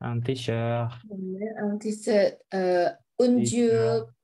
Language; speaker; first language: French; non-native, learner; Indonesian